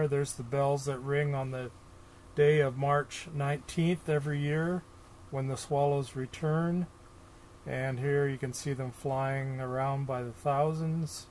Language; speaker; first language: English; native; English